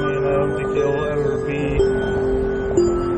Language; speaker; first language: English; native; English